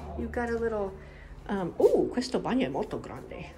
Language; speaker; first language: Italian; non-native, learner; English